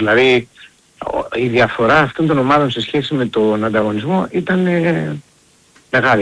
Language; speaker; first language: Greek; native; Greek